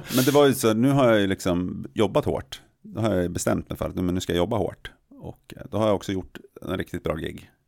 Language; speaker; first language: Swedish; native; Swedish